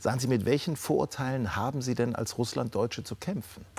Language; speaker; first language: German; native; German